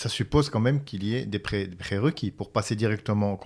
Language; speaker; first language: French; non-native, local second language; Arabic